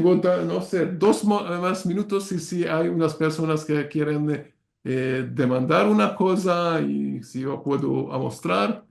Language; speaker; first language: Spanish; non-native, learner; Hungarian